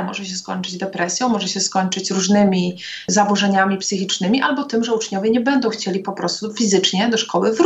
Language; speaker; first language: Polish; native; Polish